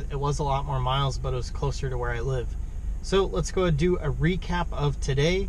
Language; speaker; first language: English; native; English